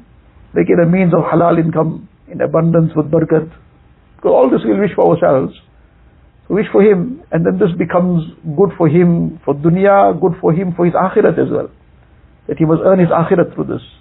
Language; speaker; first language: English; native; English